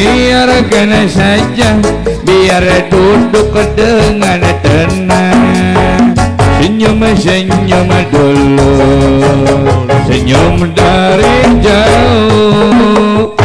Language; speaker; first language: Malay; non-native, local second language; Sundanese